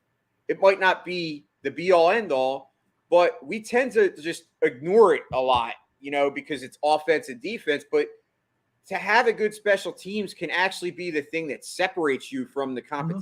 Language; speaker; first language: English; native; English